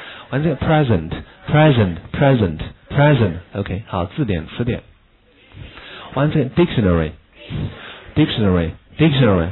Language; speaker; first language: English; non-native, fluent; Chinese